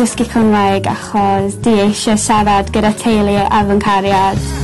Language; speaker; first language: Welsh; non-native, learner; English